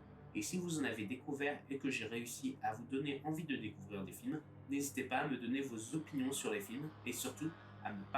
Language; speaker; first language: French; native; French